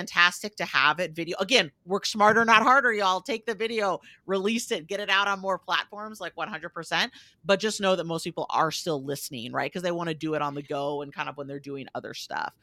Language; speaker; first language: English; native; English